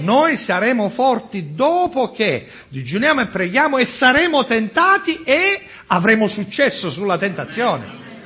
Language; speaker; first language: Italian; native; Italian